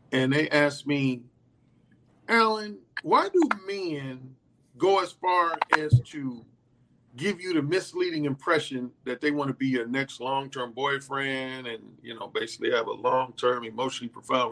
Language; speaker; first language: English; native; English